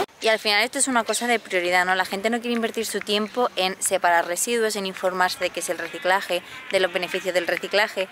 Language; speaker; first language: Spanish; native; Spanish